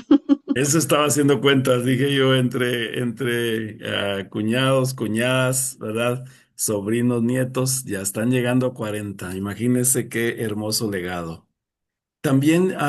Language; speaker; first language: Spanish; native; Spanish